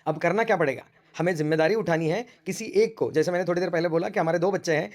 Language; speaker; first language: Hindi; non-native, local second language; Marathi